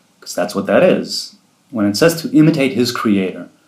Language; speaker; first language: English; early bilingual, other home language; Hebrew